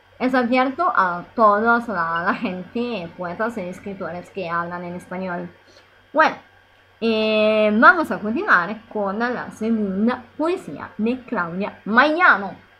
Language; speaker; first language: Spanish; non-native, learner; Italian